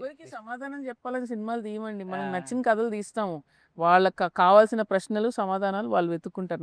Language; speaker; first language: Telugu; native; Telugu